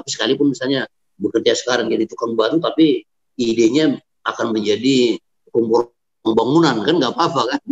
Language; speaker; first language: Indonesian; non-native, local second language; Batak Toba